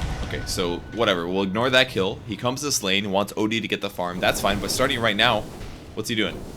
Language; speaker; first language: English; native; English